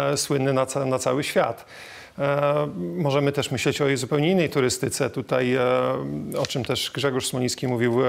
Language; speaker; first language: Polish; native; Polish